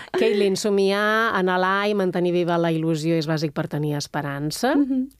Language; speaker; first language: Catalan; native; Catalan